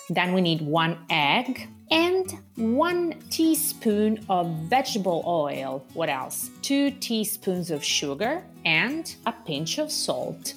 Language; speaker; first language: English; non-native, fluent; Italian